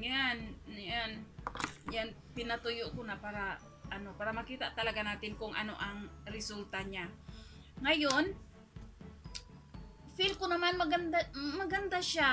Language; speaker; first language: Filipino; non-native, local second language; Cebuano